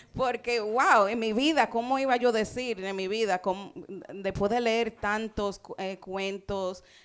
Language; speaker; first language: Spanish; early bilingual, heritage; Spanish